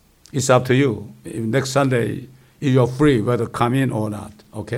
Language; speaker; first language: English; non-native, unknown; Korean